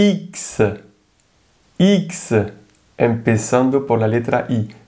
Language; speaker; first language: Spanish; non-native, fluent; French